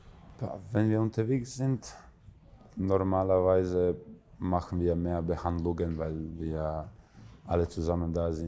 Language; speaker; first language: German; non-native, fluent; Croatian